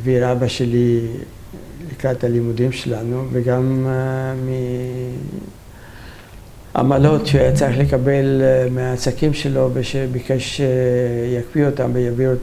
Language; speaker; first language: Hebrew; non-native, fluent; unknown